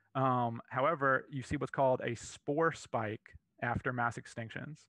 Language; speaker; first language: English; native; English